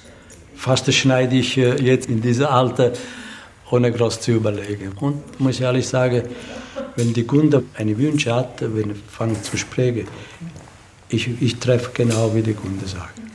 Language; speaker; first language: German; non-native, learner; Italian